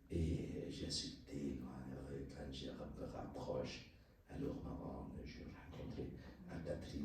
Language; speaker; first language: French; non-native, learner; Spanish